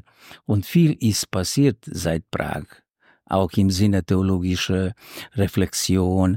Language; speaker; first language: German; non-native, fluent; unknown